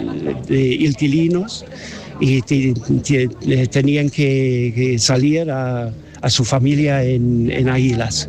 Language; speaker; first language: Spanish; non-native, fluent; English